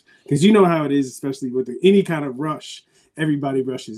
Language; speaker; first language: English; native; English